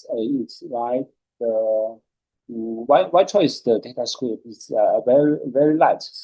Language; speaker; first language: English; non-native, learner; Chinese